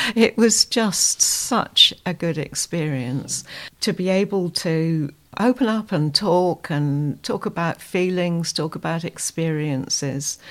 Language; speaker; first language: English; native; English